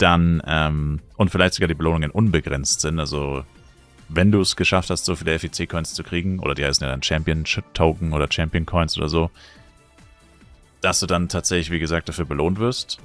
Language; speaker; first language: German; native; German